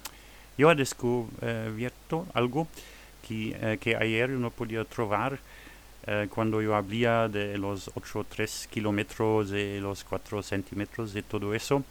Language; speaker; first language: Spanish; non-native, fluent; German